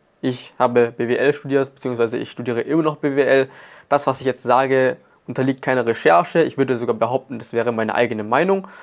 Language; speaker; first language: German; native; German